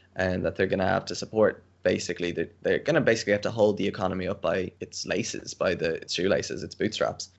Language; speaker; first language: English; native; English